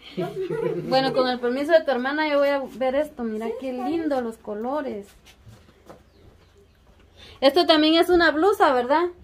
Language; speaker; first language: Spanish; native; Spanish